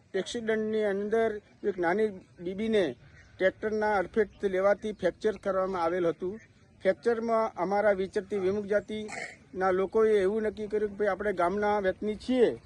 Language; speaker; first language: Gujarati; native; Gujarati